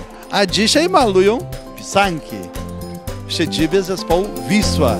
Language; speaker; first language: Polish; early bilingual, heritage; Portuguese